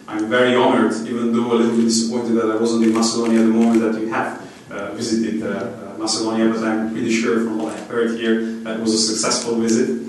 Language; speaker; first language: English; non-native, fluent; Macedonian